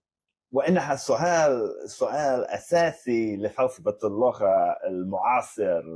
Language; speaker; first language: Arabic; non-native, fluent; English